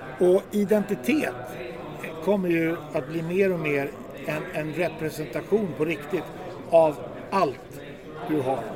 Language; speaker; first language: Swedish; native; Swedish